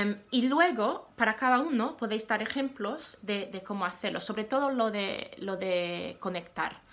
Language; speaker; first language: Spanish; non-native, fluent; English